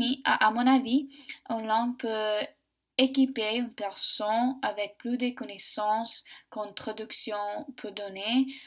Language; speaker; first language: French; non-native, learner; English